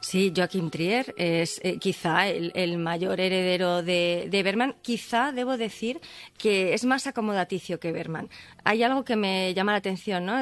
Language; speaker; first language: Spanish; native; Spanish